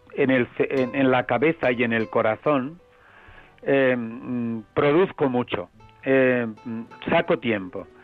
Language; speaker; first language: Spanish; native; Spanish